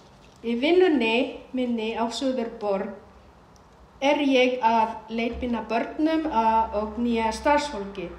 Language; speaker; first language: Icelandic; non-native, fluent; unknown